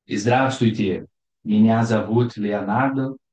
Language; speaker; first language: Russian; non-native, learner; Portuguese